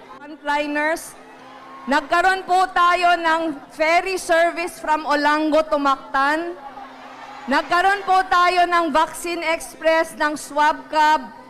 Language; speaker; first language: Filipino; native; Filipino